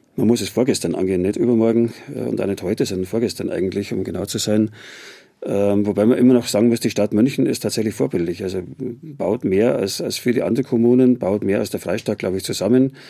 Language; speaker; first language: German; native; German